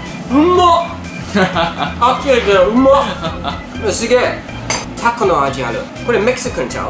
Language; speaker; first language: Japanese; non-native, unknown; English